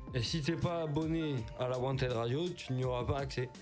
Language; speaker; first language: French; native; French